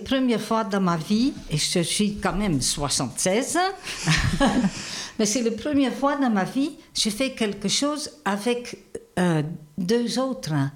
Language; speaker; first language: French; non-native, fluent; Dutch